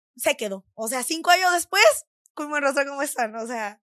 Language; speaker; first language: Spanish; native; Spanish